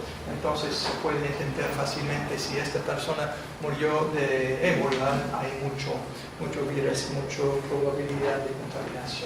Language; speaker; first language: Spanish; non-native, fluent; English